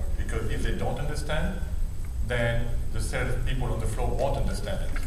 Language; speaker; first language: English; non-native, local second language; French